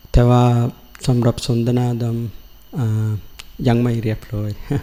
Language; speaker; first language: Thai; non-native, learner; Sinhala